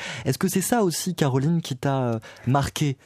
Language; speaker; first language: French; native; French